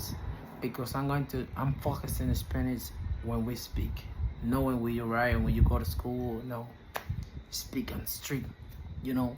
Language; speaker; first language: English; non-native, fluent; Spanish